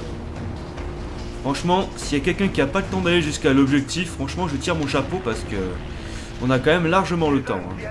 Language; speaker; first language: French; native; French